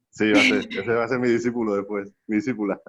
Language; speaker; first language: Spanish; native; Spanish